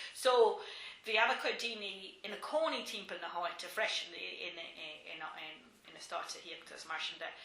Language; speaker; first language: Irish; non-native, local second language; English